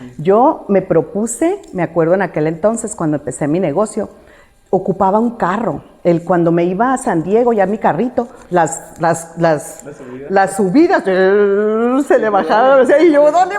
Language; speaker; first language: Spanish; native; Spanish